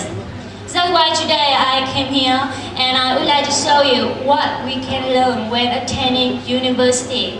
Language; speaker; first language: English; non-native, learner; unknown